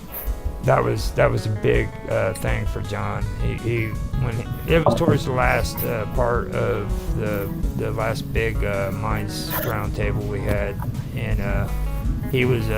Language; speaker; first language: English; native; English